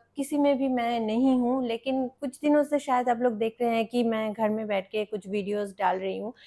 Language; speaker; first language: Hindi; non-native, local second language; Bangla